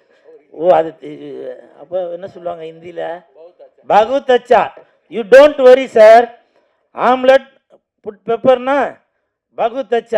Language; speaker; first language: Tamil; native; Tamil